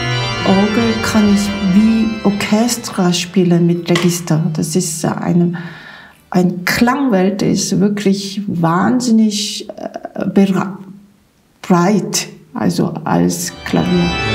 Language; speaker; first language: German; non-native, learner; Korean